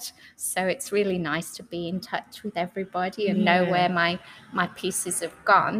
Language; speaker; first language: English; native; English